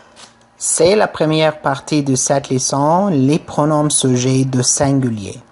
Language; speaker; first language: French; non-native, fluent; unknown